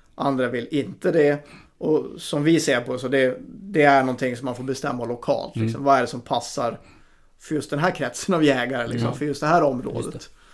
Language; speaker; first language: Swedish; native; Swedish